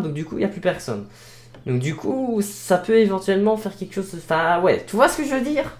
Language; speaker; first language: French; native; French